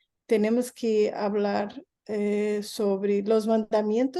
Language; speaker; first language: Spanish; non-native, learner; Portuguese